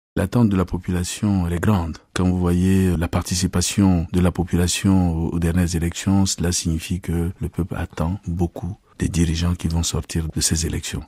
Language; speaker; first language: French; non-native, local second language; Sango